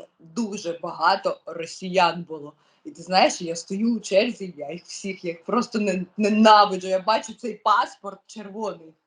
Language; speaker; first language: Ukrainian; non-native, local second language; Russian